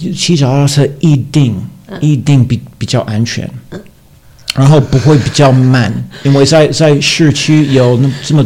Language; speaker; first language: Chinese; non-native, learner; English